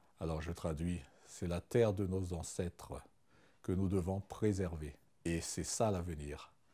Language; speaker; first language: French; non-native, local second language; Malagasy